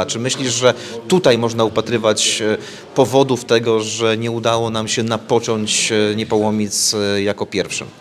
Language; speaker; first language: Polish; native; Polish